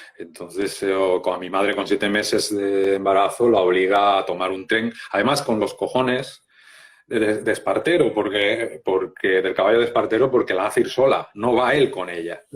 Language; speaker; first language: Spanish; native; Spanish